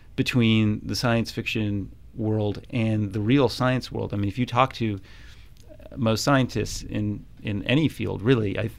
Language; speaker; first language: English; native; English